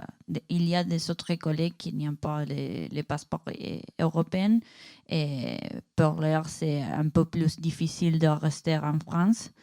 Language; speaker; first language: French; non-native, learner; Spanish